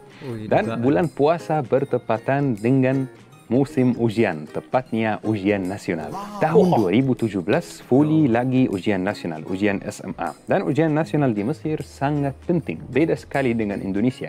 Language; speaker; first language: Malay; non-native, fluent; Arabic